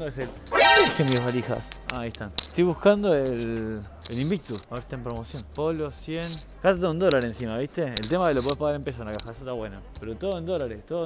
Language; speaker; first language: Spanish; native; Spanish